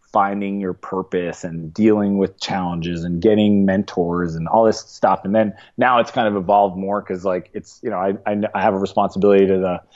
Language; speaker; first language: English; native; English